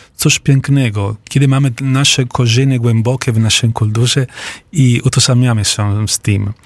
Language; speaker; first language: Polish; non-native, fluent; Italian